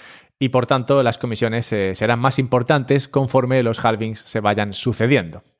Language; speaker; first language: Spanish; native; Spanish